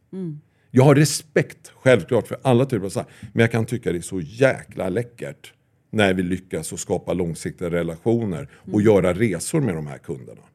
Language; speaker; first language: Swedish; native; Swedish